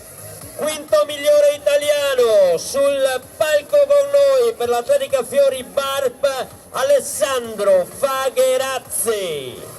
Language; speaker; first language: Italian; native; Italian